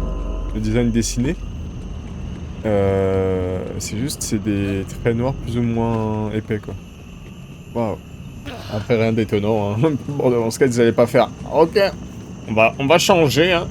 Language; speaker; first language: French; native; French